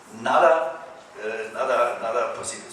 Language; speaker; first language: Spanish; non-native, fluent; German